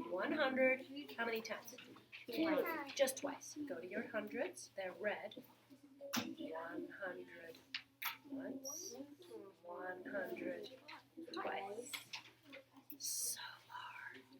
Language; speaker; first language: English; native; English